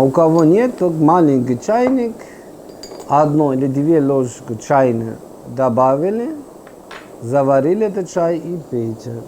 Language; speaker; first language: Russian; non-native, fluent; Persian